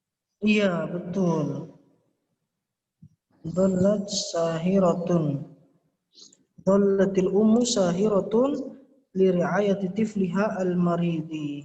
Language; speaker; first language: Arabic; non-native, fluent; Indonesian